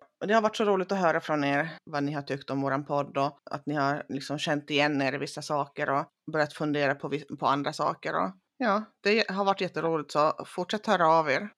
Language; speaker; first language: Swedish; early bilingual, other home language; Finnish